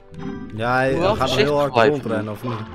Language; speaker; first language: Dutch; native; Dutch